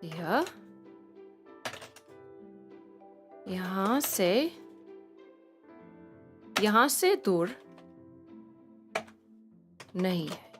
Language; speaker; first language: Hindi; non-native, learner; English